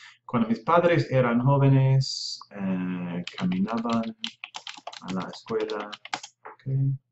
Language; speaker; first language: Spanish; non-native, fluent; English